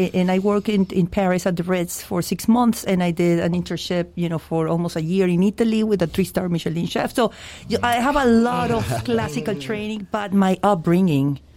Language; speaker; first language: English; non-native, fluent; Spanish